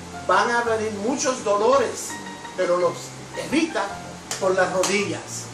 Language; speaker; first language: Spanish; early bilingual, heritage; Spanish